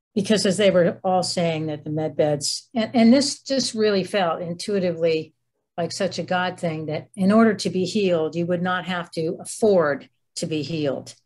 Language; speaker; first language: English; native; English